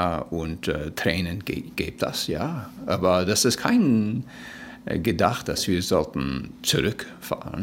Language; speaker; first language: German; early bilingual, heritage; Plautdietsch